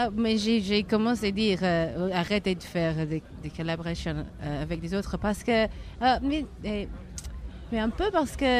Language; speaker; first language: French; non-native, learner; English